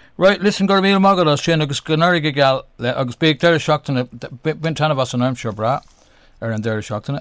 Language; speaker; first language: Irish; non-native, local second language; English